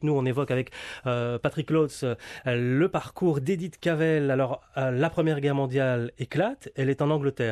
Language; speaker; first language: French; native; French